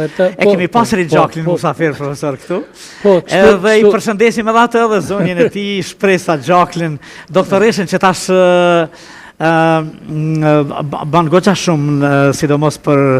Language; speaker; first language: Albanian; native; Albanian